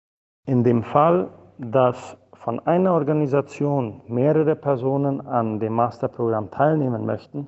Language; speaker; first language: German; non-native, fluent; Spanish